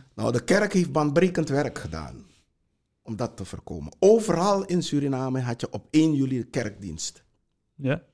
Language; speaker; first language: Dutch; non-native, local second language; Sranan Tongo